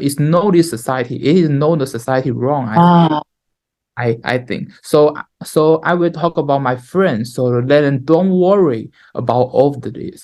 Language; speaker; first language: English; non-native, learner; Chinese